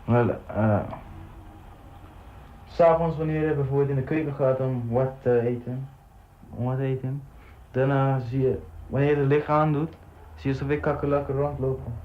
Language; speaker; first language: Dutch; early bilingual, other home language; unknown